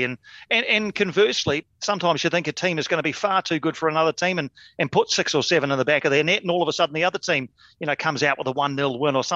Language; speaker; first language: English; native; English